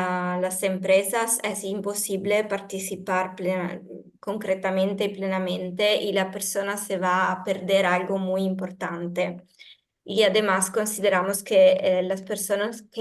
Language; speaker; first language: Spanish; non-native, fluent; Italian